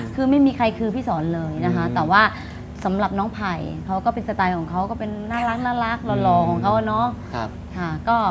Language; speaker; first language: Thai; native; Thai